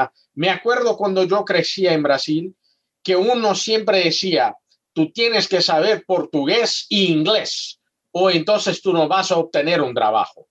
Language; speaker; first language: Spanish; non-native, fluent; Portuguese